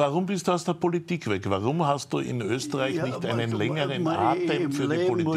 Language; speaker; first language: German; native; German